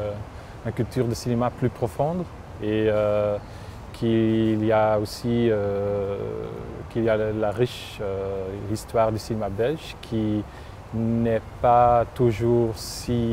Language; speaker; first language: French; non-native, local second language; Dutch